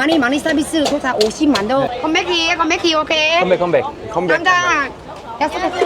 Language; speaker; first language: Korean; non-native, learner; Vietnamese